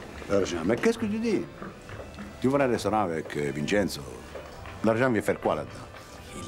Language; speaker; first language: French; native; French